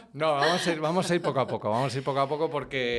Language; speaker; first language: Spanish; native; Spanish